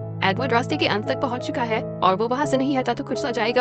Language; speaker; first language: Hindi; native; Hindi